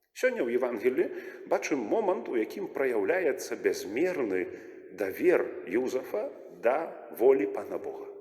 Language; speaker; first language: Belarusian; native; Belarusian